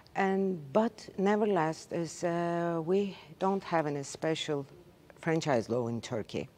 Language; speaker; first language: English; non-native, learner; Turkish